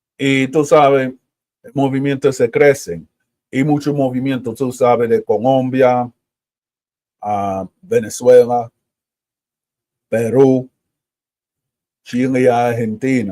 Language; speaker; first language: Spanish; early bilingual, heritage; Spanish